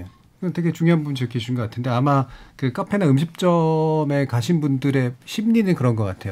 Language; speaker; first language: Korean; native; Korean